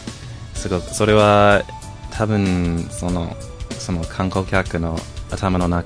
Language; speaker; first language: Japanese; non-native, fluent; English